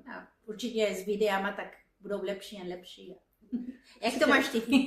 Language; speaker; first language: Czech; non-native, fluent; Spanish